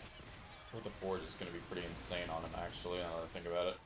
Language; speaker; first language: English; native; English